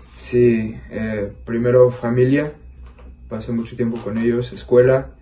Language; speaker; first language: Spanish; early bilingual, heritage; Spanish